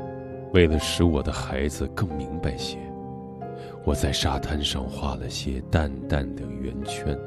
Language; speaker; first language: Chinese; native; Chinese